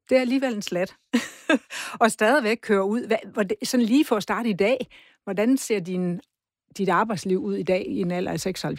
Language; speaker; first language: Danish; native; Danish